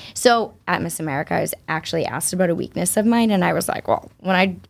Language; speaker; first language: English; native; English